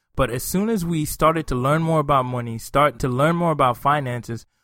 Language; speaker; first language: English; non-native, local second language; Yoruba